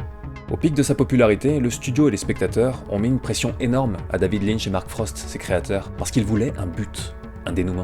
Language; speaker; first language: French; native; French